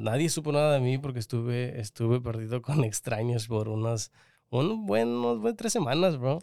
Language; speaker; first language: Spanish; early bilingual, heritage; Spanish